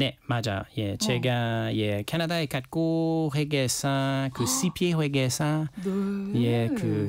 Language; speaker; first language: Korean; non-native, learner; French